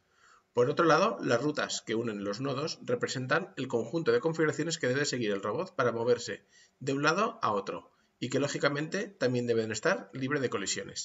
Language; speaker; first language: Spanish; native; Spanish